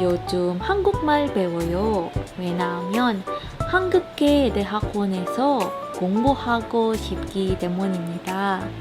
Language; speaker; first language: Korean; non-native, learner; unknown